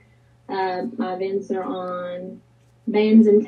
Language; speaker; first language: English; native; English